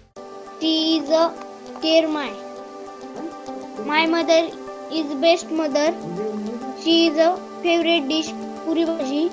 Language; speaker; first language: English; non-native, learner; Marathi